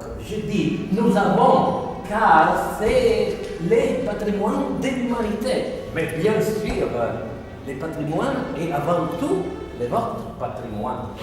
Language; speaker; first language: French; non-native, fluent; Italian